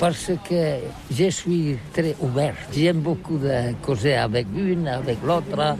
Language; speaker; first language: French; non-native, learner; Catalan